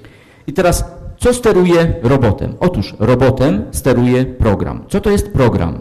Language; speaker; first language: Polish; native; Polish